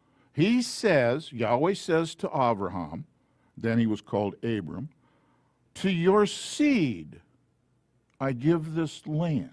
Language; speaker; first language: English; native; English